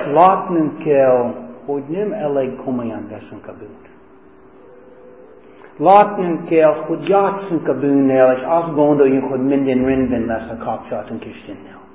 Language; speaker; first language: Hungarian; non-native, fluent; English